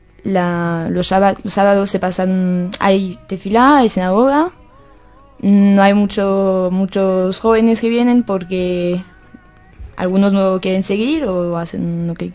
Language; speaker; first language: Spanish; non-native, fluent; French